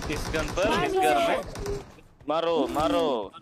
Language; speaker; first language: Hindi; non-native, local second language; Malayalam